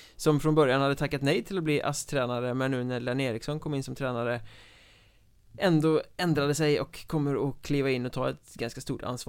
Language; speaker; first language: Swedish; native; Swedish